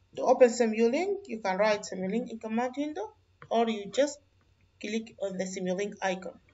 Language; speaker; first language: English; non-native, fluent; Arabic